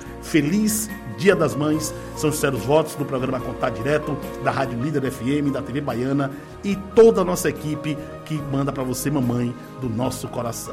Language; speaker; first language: Portuguese; native; Portuguese